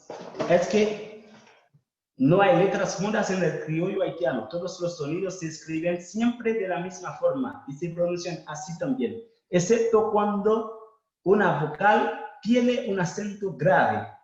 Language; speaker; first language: Spanish; non-native, fluent; Haitian Creole